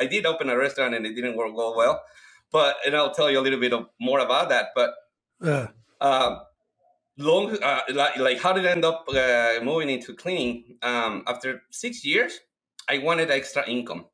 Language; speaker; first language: English; non-native, fluent; Spanish